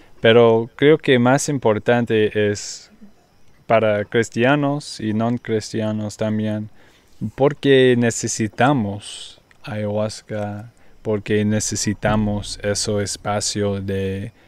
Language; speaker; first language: Spanish; non-native, learner; English